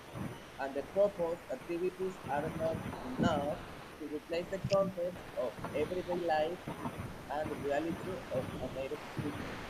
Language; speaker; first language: English; non-native, fluent; Spanish